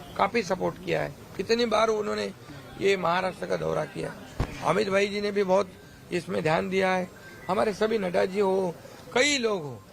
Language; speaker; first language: Hindi; non-native, local second language; Marathi